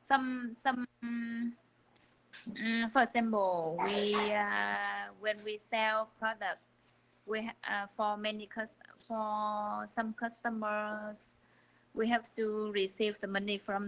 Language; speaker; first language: English; non-native, learner; Vietnamese